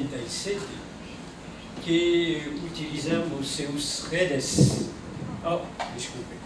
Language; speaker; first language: Portuguese; non-native, learner; French